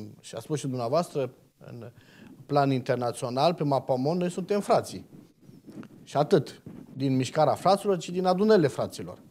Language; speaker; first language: Romanian; native; Romanian